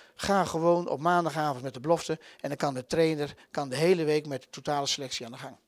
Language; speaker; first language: Dutch; native; Dutch